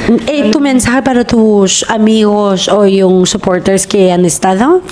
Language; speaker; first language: Spanish; non-native, fluent; Filipino